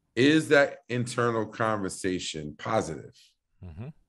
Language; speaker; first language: English; native; English